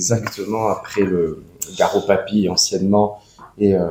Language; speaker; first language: French; native; French